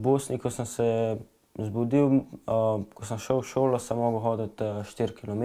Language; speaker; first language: Slovenian; early bilingual, other home language; Bosnian